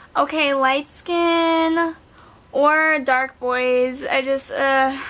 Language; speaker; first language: English; native; English